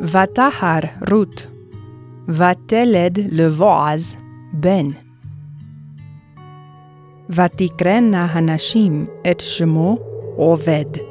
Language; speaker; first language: Hebrew; non-native, fluent; English